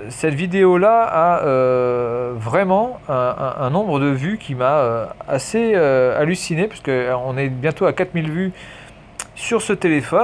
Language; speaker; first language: French; native; French